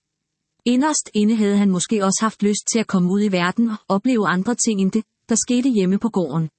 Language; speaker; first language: Danish; native; Danish